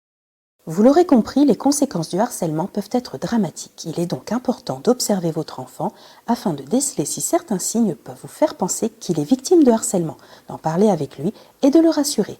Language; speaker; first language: French; native; French